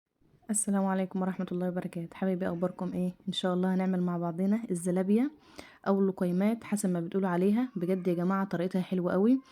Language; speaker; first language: Arabic; native; Arabic